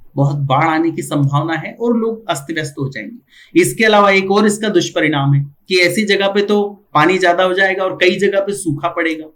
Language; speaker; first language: Hindi; non-native, local second language; Marathi